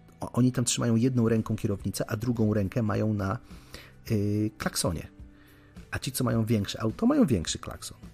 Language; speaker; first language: Polish; native; Polish